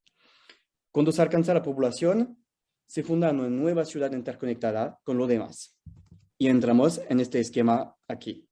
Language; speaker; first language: Spanish; non-native, fluent; French